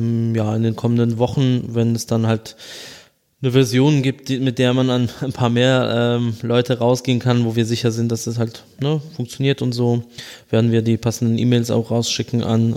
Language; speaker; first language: German; native; German